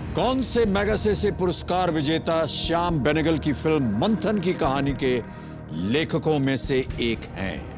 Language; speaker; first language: Hindi; native; Hindi